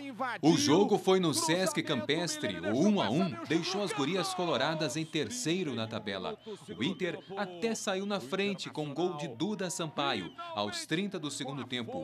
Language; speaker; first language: Portuguese; native; Portuguese